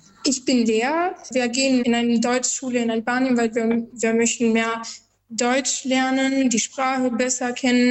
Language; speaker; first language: German; non-native, learner; Albanian